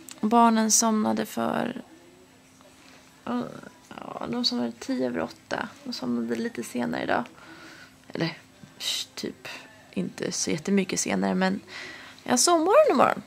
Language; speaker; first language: Swedish; native; Swedish